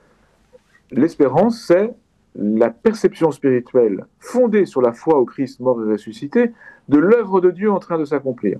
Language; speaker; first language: French; native; French